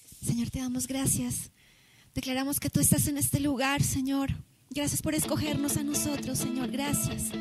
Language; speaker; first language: Spanish; native; Spanish